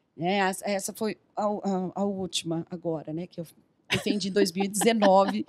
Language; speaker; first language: Portuguese; native; Portuguese